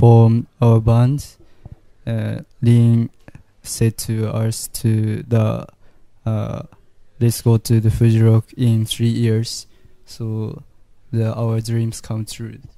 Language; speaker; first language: English; non-native, learner; Japanese